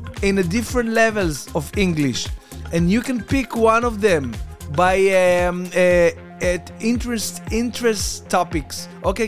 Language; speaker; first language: English; non-native, learner; Hebrew